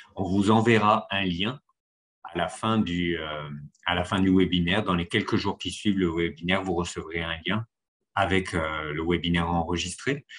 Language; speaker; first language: French; native; French